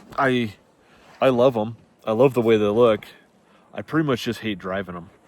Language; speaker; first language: English; native; English